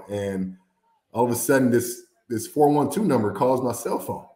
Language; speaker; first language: English; native; English